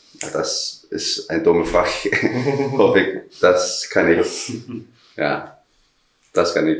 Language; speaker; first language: German; non-native, learner; Danish